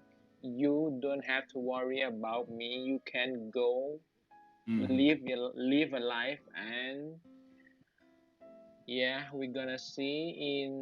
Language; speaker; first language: English; non-native, learner; Thai